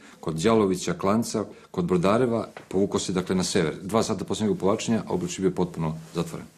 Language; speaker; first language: Serbian; native; Serbian